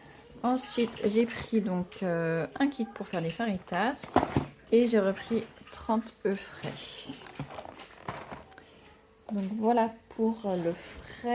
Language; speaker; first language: French; native; French